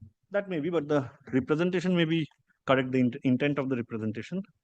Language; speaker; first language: English; non-native, local second language; Bangla